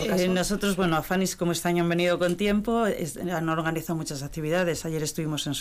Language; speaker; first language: Spanish; native; Spanish